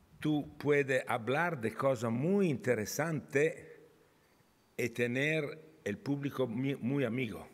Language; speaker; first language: Spanish; non-native, learner; Italian